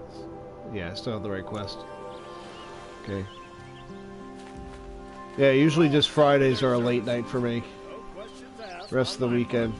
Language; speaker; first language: English; native; English